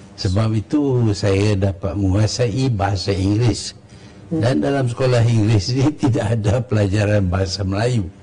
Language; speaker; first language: Malay; native; Malay